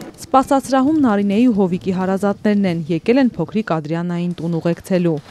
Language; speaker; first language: Armenian; native; Armenian